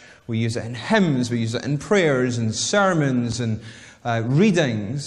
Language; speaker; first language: English; native; English